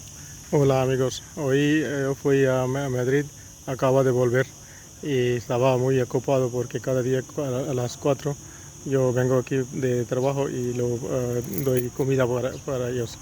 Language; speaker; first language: Spanish; non-native, learner; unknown